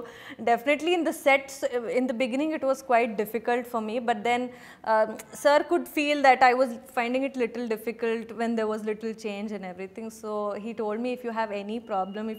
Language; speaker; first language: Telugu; non-native, learner; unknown